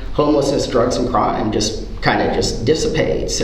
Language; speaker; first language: English; native; English